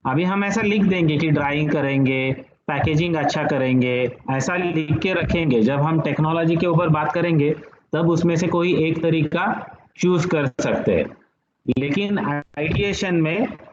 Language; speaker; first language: Hindi; non-native, local second language; Marathi